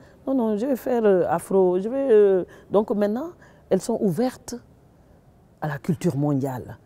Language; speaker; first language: French; non-native, local second language; Wolof